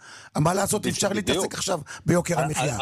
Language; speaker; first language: Hebrew; native; Hebrew